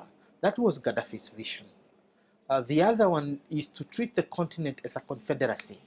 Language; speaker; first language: English; non-native, local second language; Swahili